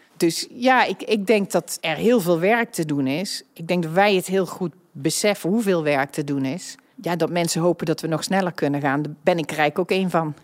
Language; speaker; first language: Dutch; native; Dutch